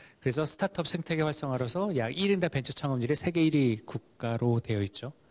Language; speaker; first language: Korean; early bilingual, heritage; Korean